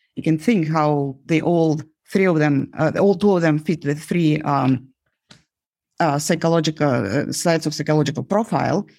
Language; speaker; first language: English; non-native, fluent; Uzbek